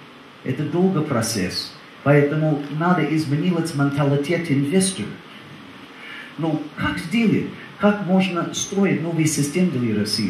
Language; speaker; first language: Russian; non-native, learner; English